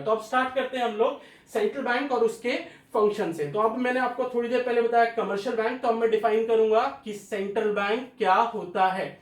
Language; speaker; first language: Hindi; native; Hindi